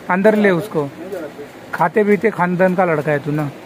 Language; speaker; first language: Hindi; non-native, local second language; Marathi